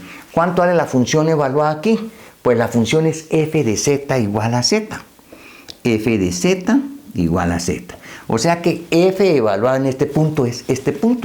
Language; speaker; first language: Spanish; native; Spanish